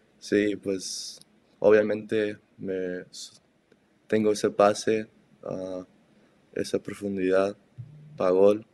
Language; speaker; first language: Spanish; early bilingual, heritage; Spanish